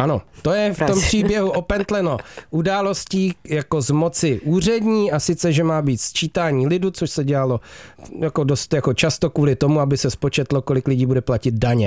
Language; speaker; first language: Czech; native; Czech